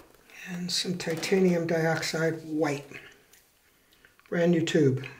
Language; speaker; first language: English; native; English